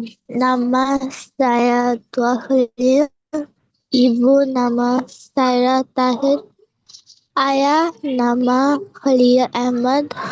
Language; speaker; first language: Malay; non-native, learner; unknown